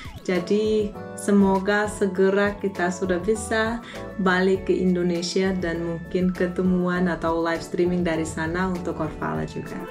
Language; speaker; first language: Indonesian; non-native, fluent; Russian